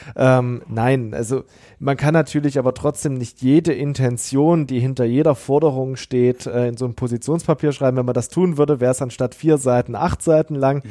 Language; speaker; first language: German; native; German